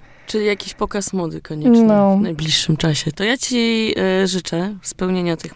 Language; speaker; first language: Polish; native; Polish